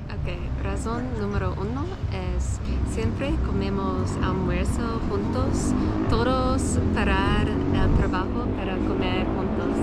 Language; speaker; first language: Spanish; non-native, learner; English